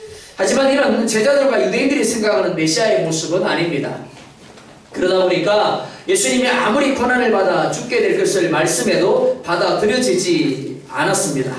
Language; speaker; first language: Korean; native; Korean